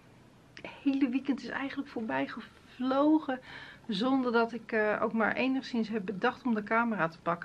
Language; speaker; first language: Dutch; native; Dutch